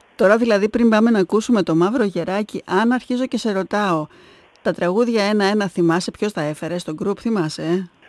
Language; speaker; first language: Greek; native; Greek